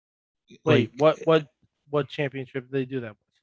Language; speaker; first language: English; native; English